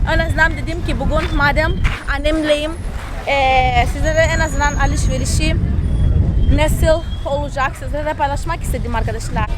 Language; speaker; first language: Turkish; non-native, fluent; Portuguese